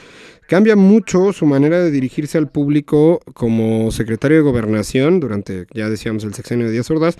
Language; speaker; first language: Spanish; native; Spanish